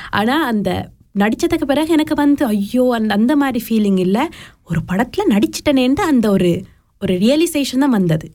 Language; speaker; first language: Tamil; early bilingual, heritage; Tamil